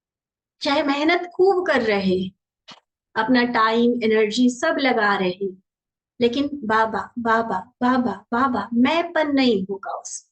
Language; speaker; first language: Hindi; native; Hindi